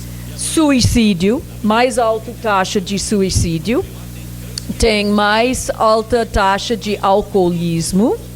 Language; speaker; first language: Portuguese; non-native, fluent; English